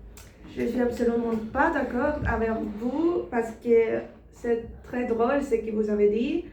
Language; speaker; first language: French; non-native, learner; Spanish